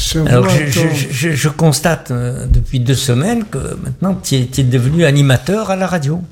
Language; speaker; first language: French; native; French